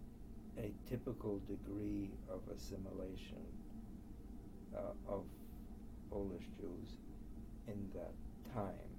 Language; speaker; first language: English; early bilingual, other home language; Polish